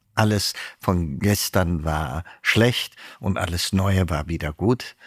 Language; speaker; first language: German; non-native, fluent; Amharic